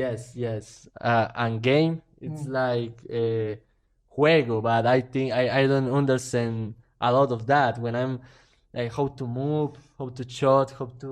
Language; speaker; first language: English; non-native, learner; Spanish